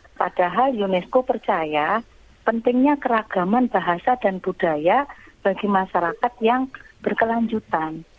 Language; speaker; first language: Indonesian; non-native, local second language; Javanese